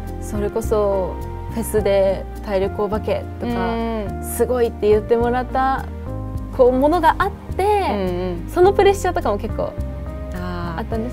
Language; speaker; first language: Japanese; native; Japanese